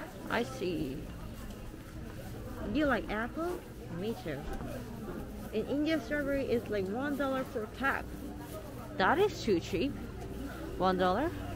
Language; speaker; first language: English; non-native, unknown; Korean